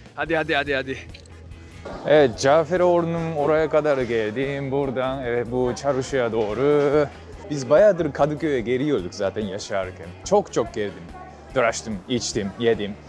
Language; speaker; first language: Turkish; non-native, fluent; Japanese